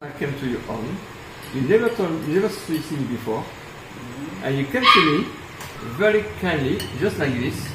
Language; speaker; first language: English; non-native, learner; French